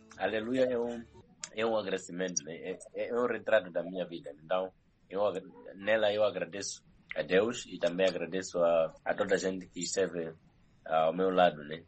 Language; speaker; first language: Portuguese; non-native, local second language; Nyanja